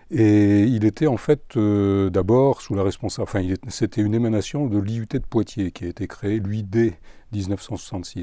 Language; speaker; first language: French; native; French